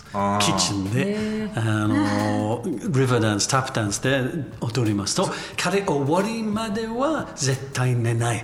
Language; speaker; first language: Japanese; non-native, learner; English